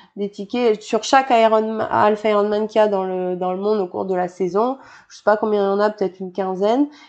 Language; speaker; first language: French; native; French